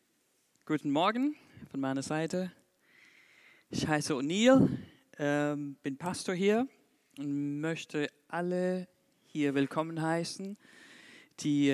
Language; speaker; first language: German; non-native, fluent; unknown